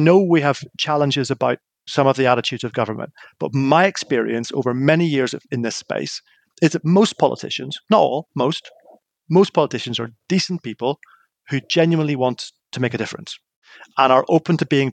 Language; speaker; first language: English; native; English